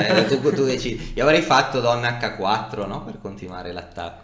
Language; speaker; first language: Italian; native; Italian